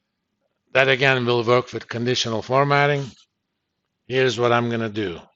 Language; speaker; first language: English; native; English